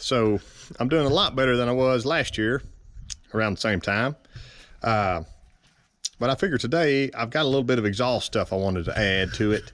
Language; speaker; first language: English; native; English